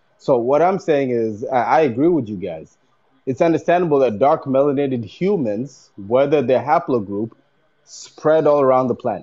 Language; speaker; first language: English; non-native, local second language; Luyia